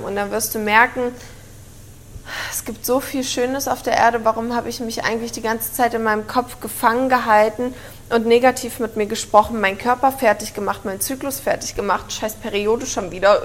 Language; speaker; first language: German; native; German